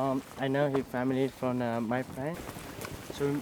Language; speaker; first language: English; non-native, learner; Hmong